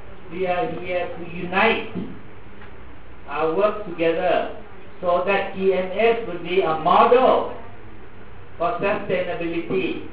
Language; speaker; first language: English; non-native, fluent; Thai